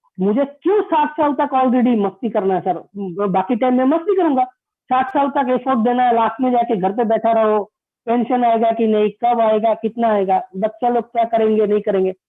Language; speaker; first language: Hindi; non-native, local second language; Bangla